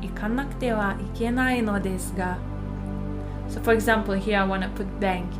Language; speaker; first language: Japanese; non-native, fluent; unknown